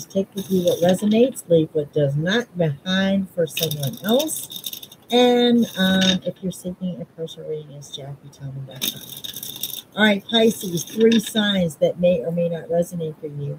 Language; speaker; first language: English; native; English